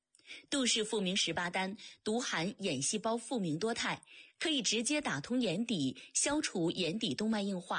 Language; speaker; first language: Chinese; native; Chinese